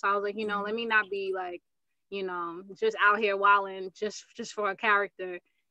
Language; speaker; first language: English; native; English